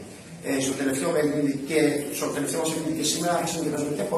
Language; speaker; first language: Greek; native; Greek